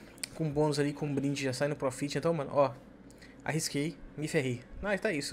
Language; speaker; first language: Portuguese; native; Portuguese